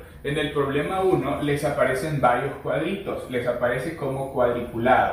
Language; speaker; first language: Spanish; native; Spanish